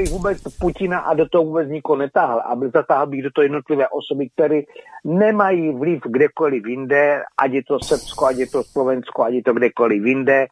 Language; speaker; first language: Czech; native; Czech